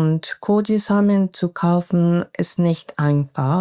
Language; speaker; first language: German; non-native, fluent; Japanese